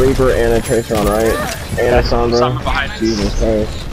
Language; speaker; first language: English; native; English